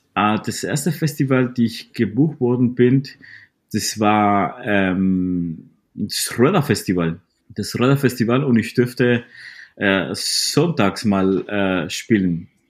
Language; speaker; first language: German; non-native, fluent; Spanish